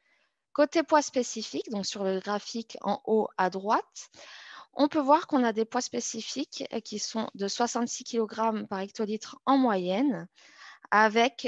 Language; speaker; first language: French; native; French